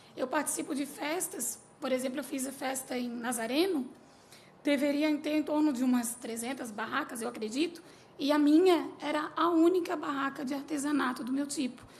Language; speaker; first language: Portuguese; native; Portuguese